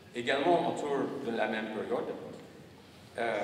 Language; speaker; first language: French; non-native, local second language; Arabic